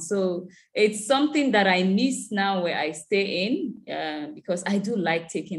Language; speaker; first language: English; non-native, local second language; Igbo